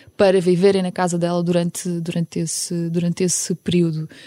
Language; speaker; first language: Portuguese; early bilingual, other home language; Ukrainian